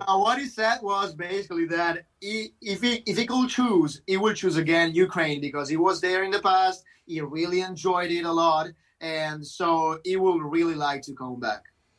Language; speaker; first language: English; non-native, fluent; Italian